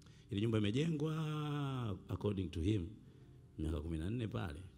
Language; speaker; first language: English; non-native, local second language; Swahili